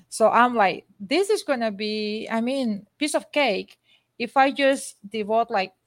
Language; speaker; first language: English; non-native, fluent; Spanish